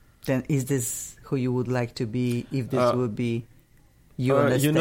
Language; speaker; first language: English; non-native, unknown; Russian